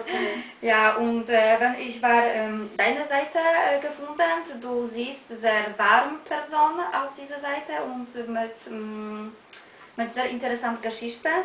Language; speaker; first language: German; non-native, learner; Polish